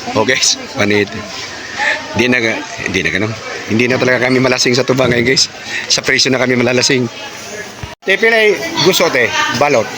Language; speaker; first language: Filipino; non-native, local second language; Cebuano